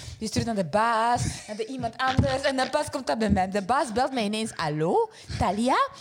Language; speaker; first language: Dutch; early bilingual, other home language; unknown